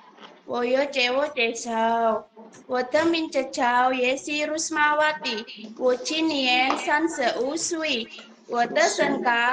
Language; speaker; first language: Chinese; non-native, learner; Indonesian